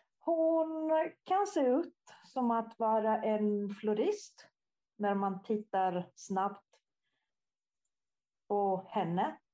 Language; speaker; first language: Swedish; non-native, fluent; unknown